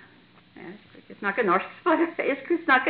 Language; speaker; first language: Norwegian; early bilingual, heritage; Norwegian